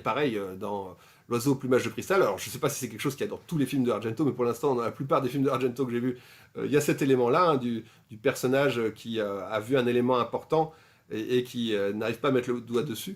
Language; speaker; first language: French; native; French